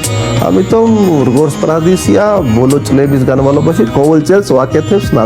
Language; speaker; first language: Georgian; non-native, fluent; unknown